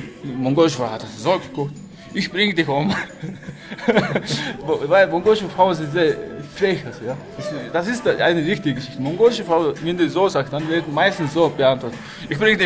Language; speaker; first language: German; non-native, fluent; Mongolian